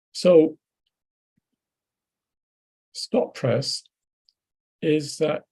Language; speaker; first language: English; native; English